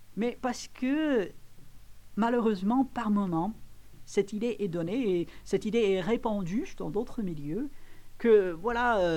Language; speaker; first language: French; non-native, fluent; English